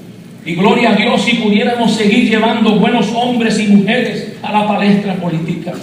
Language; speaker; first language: Spanish; native; Spanish